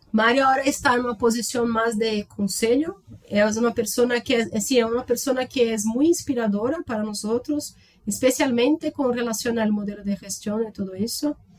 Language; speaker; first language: Spanish; non-native, learner; Portuguese